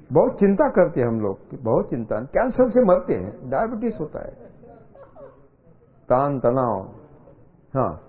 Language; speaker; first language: Hindi; non-native, local second language; Marathi